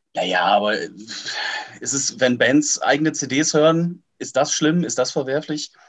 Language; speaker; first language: German; native; German